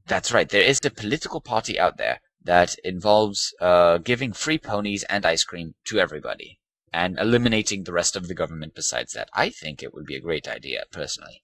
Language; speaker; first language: English; native; English